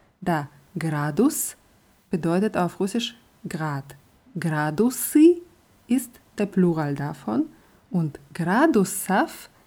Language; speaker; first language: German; non-native, fluent; Russian